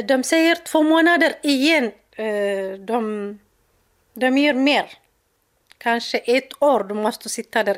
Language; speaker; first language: Swedish; non-native, learner; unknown